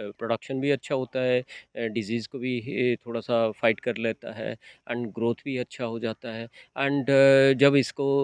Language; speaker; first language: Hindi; non-native, local second language; Odia